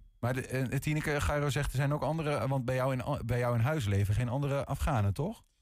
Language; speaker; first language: Dutch; native; Dutch